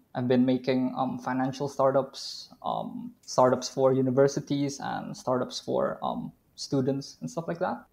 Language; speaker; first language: English; non-native, fluent; Indonesian